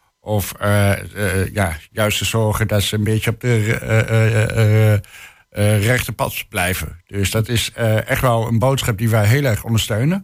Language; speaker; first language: Dutch; native; Dutch